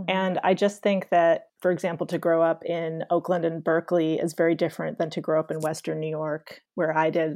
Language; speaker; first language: English; native; English